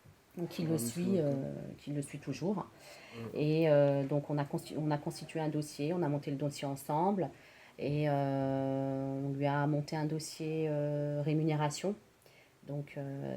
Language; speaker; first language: French; native; French